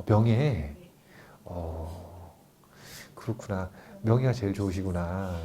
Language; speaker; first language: Korean; native; Korean